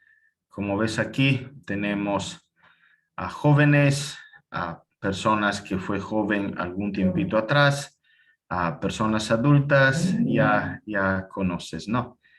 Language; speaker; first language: Spanish; non-native, fluent; Italian